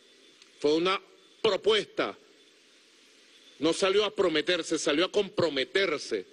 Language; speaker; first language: Spanish; native; Spanish